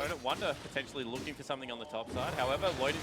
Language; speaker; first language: English; native; English